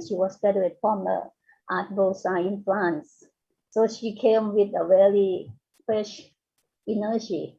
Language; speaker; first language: English; non-native, fluent; Thai